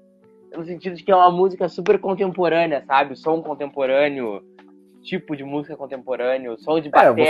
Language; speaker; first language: Portuguese; native; Portuguese